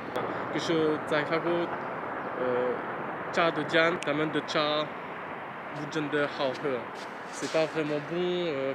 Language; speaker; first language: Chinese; non-native, learner; French